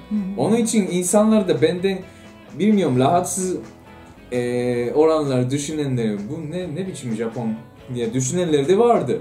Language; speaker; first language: Turkish; non-native, fluent; Japanese